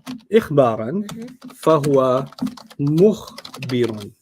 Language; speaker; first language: Arabic; non-native, fluent; English